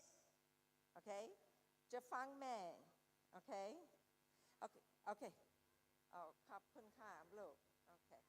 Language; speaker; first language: Thai; non-native, fluent; English